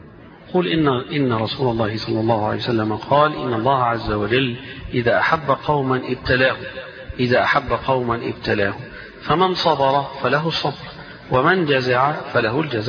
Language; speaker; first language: Arabic; native; Arabic